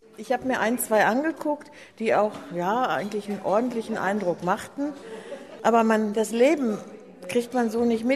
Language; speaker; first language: German; native; German